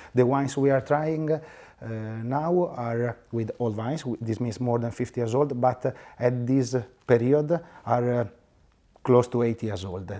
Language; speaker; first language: English; non-native, fluent; Italian